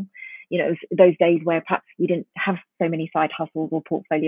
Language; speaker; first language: English; early bilingual, other home language; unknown